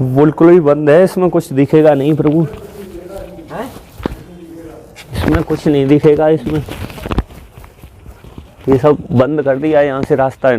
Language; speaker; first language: Hindi; native; Hindi